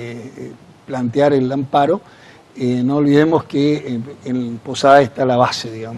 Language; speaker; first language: Spanish; native; Spanish